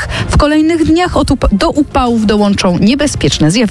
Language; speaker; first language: Polish; native; Polish